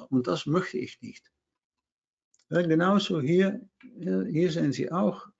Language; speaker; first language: German; non-native, learner; Dutch